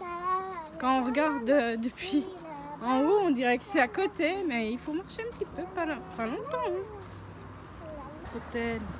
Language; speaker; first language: French; native; French